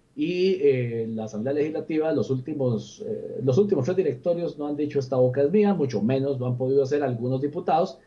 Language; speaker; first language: Spanish; native; Spanish